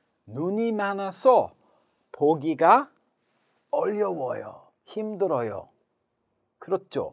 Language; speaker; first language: Korean; non-native, learner; English